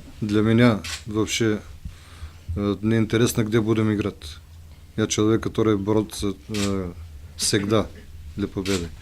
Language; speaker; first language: Russian; non-native, learner; Bulgarian